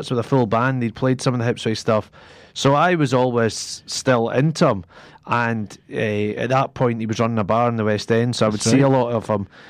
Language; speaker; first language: English; native; English